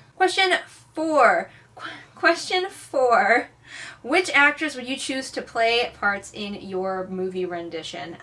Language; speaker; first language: English; native; English